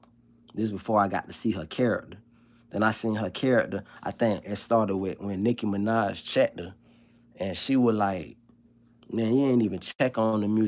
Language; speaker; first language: English; native; English